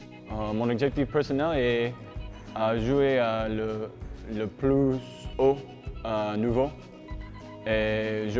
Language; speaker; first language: French; non-native, learner; English